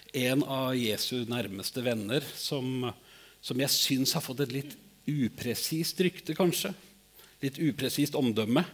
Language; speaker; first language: Norwegian; native; Norwegian